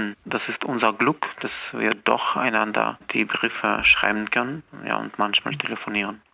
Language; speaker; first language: German; non-native, fluent; Belarusian